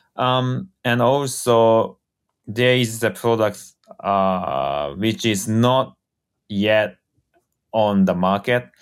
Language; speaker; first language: English; non-native, fluent; Japanese